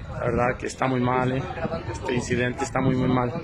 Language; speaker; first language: Spanish; native; Spanish